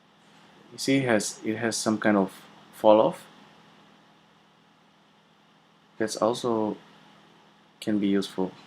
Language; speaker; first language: English; non-native, fluent; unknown